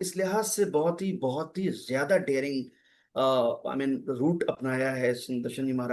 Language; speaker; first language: Hindi; native; Hindi